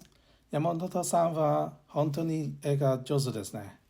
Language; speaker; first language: Japanese; non-native, learner; English